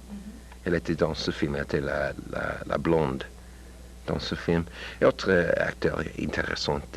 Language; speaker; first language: French; non-native, learner; English